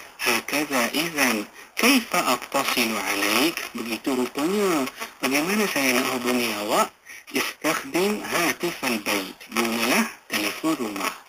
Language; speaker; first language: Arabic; non-native, fluent; Malay